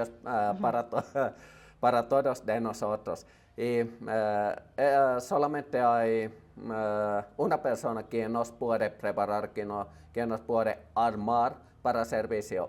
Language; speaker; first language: Spanish; non-native, learner; Finnish